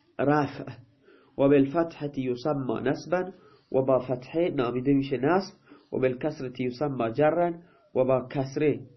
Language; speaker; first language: Persian; non-native, local second language; Baluchi